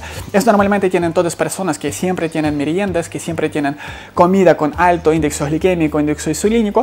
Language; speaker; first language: Spanish; non-native, fluent; Ukrainian